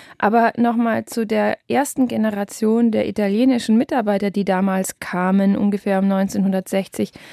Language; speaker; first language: German; native; German